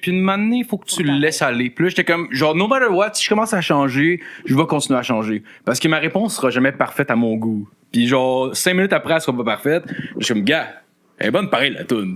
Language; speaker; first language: French; native; French